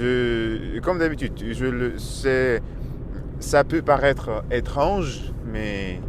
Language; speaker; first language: French; non-native, learner; Russian